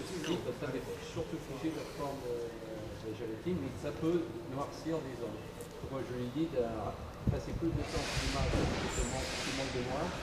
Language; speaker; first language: French; native; French